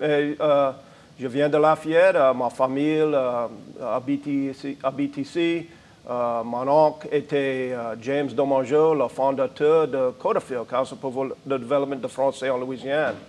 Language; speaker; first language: French; non-native, learner; English